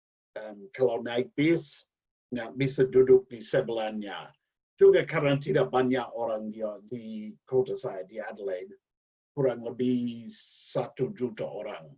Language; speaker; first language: Indonesian; non-native, learner; English